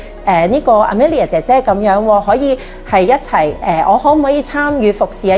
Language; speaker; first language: Cantonese; native; Cantonese